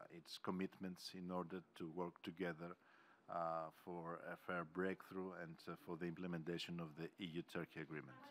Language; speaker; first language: English; non-native, fluent; Greek